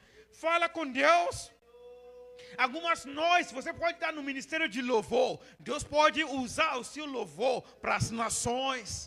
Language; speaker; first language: Portuguese; non-native, learner; Yoruba